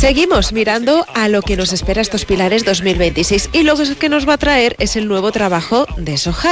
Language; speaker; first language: Spanish; native; Spanish